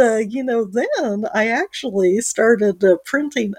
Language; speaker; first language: English; native; English